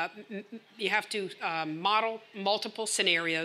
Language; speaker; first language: English; native; English